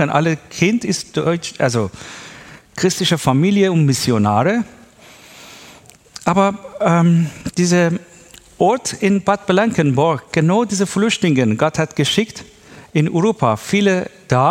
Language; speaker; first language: German; non-native, learner; Persian